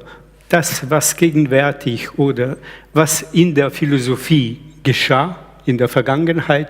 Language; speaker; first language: German; early bilingual, other home language; Slovenian